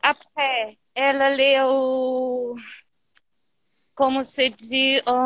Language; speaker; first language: French; non-native, learner; Portuguese